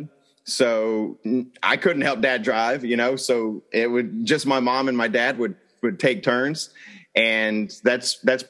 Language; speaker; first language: English; native; English